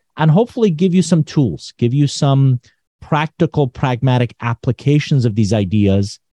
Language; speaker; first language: English; non-native, fluent; Persian